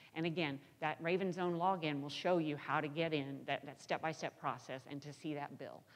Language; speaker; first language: English; native; English